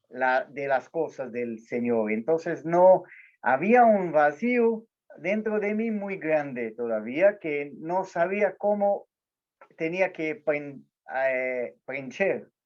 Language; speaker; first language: Spanish; non-native, fluent; Portuguese